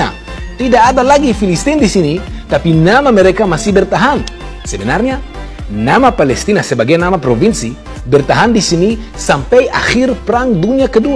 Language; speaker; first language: Indonesian; non-native, fluent; Hebrew